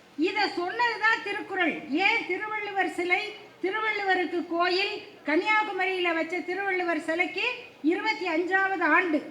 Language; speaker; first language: Tamil; native; Tamil